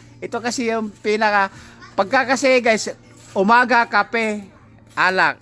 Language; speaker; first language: Filipino; native; Filipino